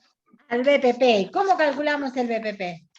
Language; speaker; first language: Spanish; native; Spanish